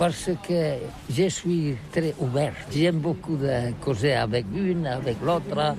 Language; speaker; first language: French; non-native, learner; Catalan